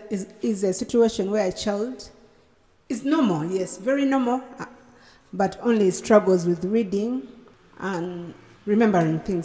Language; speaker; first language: English; non-native, local second language; Acoli